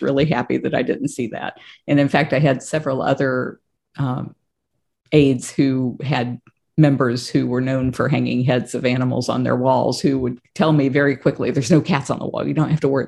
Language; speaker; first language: English; native; English